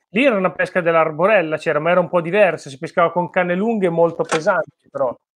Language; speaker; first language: Italian; native; Italian